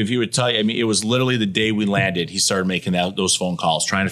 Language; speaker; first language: English; native; English